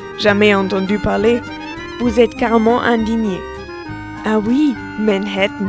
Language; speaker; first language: French; non-native, fluent; German